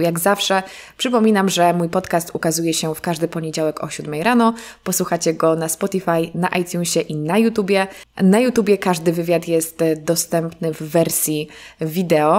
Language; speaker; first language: Polish; native; Polish